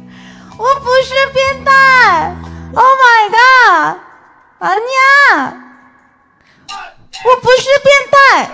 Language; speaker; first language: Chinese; non-native, learner; Korean